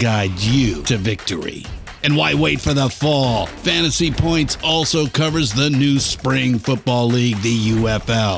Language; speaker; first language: English; native; English